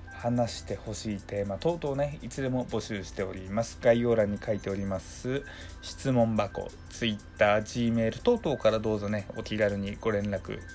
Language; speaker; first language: Japanese; native; Japanese